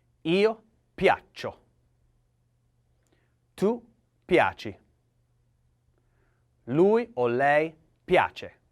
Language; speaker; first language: Italian; non-native, learner; English